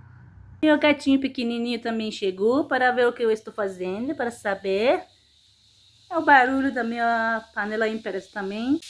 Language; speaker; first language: Portuguese; non-native, fluent; Persian